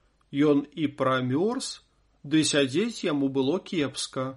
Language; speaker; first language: Belarusian; native; Belarusian